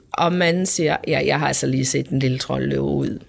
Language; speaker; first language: Danish; non-native, local second language; Faroese